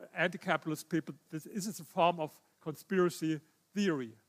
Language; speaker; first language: English; non-native, fluent; German